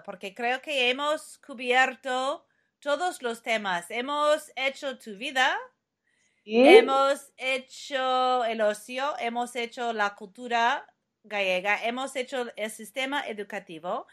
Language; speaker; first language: Spanish; non-native, fluent; English